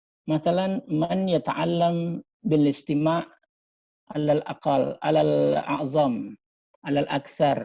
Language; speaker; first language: Arabic; non-native, fluent; Indonesian